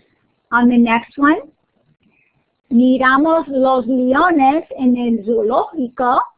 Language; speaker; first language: Spanish; non-native, fluent; English